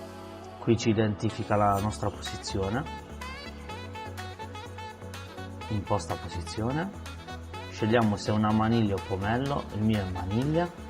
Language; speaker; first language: Italian; native; Italian